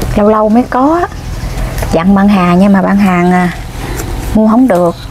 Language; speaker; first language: Vietnamese; native; Vietnamese